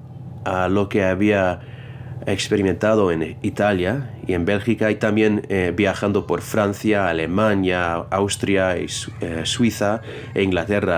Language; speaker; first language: Spanish; non-native, fluent; English